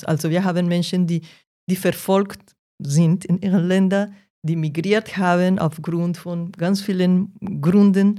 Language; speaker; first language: German; non-native, fluent; Portuguese